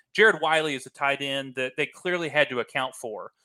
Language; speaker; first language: English; native; English